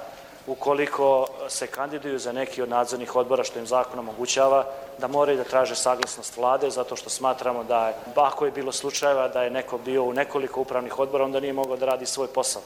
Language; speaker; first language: Croatian; native; Croatian